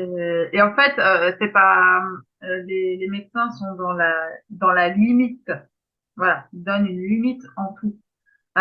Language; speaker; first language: French; native; French